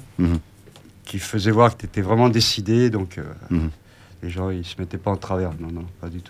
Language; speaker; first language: French; native; French